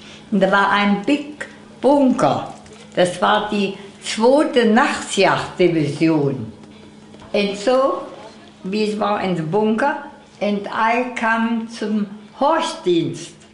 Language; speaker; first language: English; non-native, learner; German